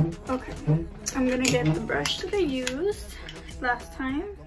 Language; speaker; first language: English; early bilingual, other home language; Spanish